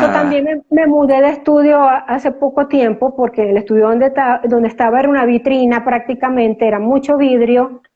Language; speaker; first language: Spanish; native; Spanish